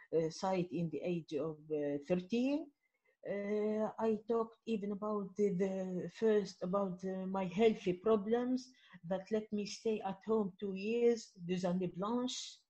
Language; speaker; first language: English; non-native, fluent; Arabic